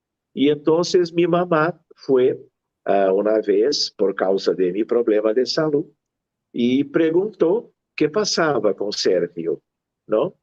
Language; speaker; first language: Spanish; non-native, fluent; Portuguese